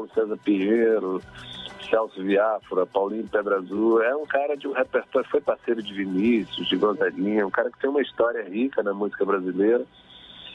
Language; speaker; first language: Portuguese; native; Portuguese